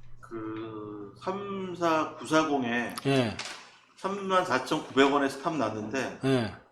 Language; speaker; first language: Korean; native; Korean